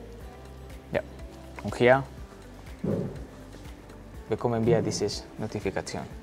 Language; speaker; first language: German; non-native, learner; Spanish